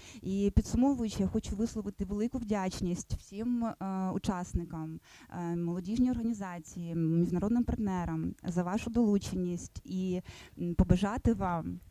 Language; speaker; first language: Ukrainian; native; Ukrainian